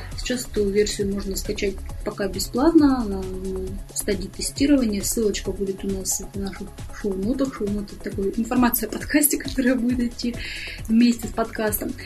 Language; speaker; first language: Russian; native; Russian